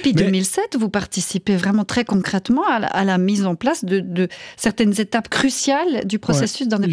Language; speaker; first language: French; native; French